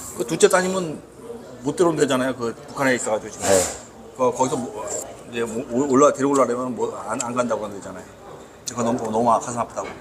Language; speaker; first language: Korean; native; Korean